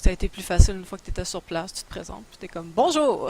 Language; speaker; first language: French; native; French